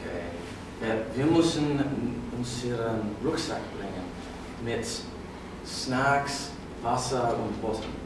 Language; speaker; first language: German; non-native, learner; English